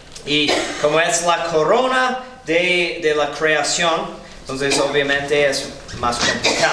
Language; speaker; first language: Spanish; non-native, fluent; English